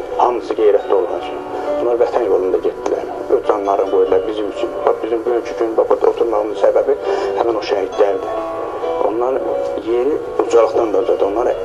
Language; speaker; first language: Azerbaijani; native; Azerbaijani